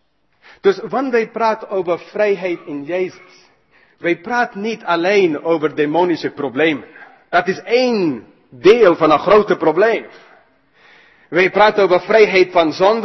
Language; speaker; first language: Dutch; non-native, fluent; English